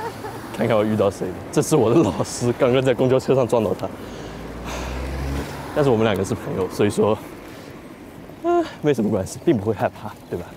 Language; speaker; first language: Chinese; native; Chinese